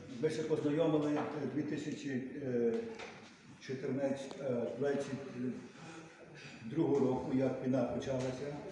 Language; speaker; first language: Ukrainian; early bilingual, heritage; Ukrainian